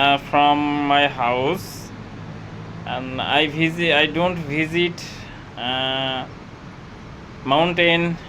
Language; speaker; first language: English; non-native, learner; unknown